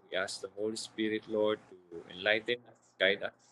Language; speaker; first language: English; non-native, local second language; Filipino